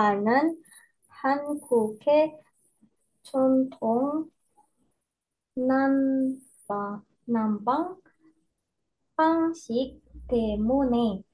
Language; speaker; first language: Korean; non-native, learner; Indonesian